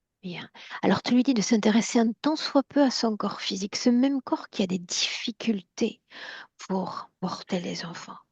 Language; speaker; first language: French; native; French